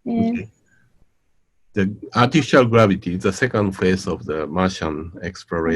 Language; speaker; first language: English; non-native, fluent; Japanese